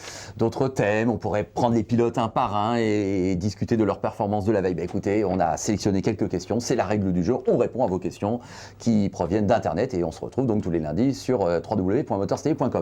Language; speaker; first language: French; native; French